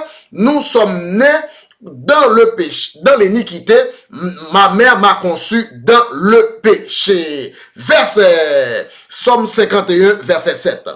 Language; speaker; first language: French; non-native, local second language; Haitian Creole